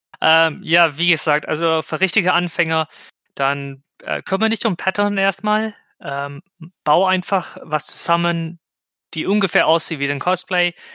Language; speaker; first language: German; non-native, fluent; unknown